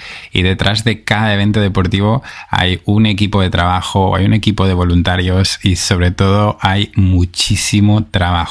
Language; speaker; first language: Spanish; native; Spanish